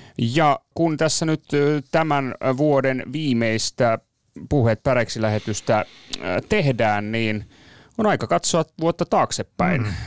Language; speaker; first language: Finnish; native; Finnish